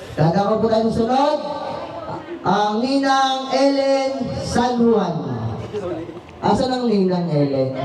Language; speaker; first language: Filipino; native; Filipino